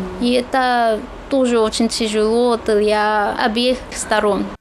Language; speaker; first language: Russian; non-native, fluent; Chinese